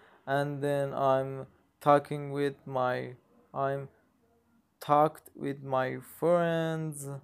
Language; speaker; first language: English; non-native, learner; Persian